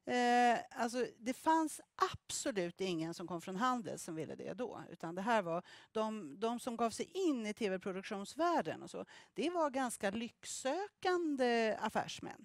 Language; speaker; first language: Swedish; native; Swedish